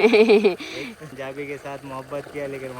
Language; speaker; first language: Hindi; non-native, learner; Pashto